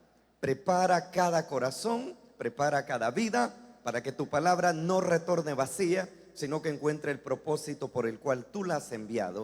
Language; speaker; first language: Spanish; native; Spanish